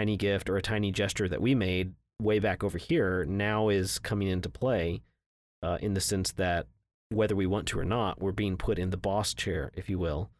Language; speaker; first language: English; native; English